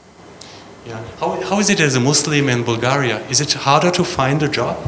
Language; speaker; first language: English; non-native, fluent; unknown